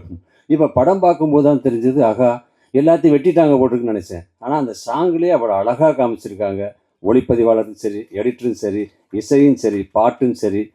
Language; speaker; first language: Tamil; native; Tamil